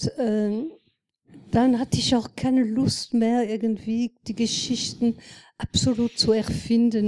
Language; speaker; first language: German; non-native, fluent; French